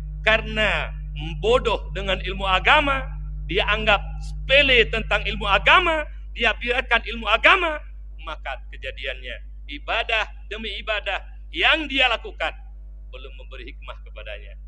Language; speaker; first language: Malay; non-native, local second language; Achinese